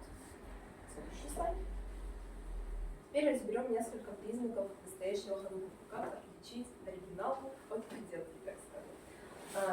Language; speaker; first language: Russian; native; Russian